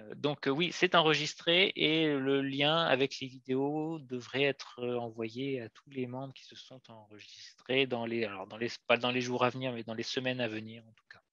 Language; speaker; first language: French; native; French